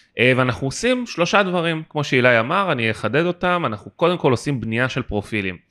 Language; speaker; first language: Hebrew; native; Hebrew